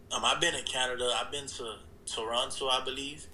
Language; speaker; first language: English; early bilingual, other home language; Haitian Creole